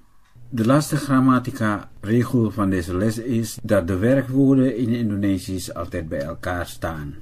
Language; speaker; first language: Dutch; non-native, fluent; Indonesian